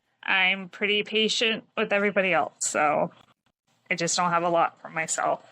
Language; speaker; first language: English; native; English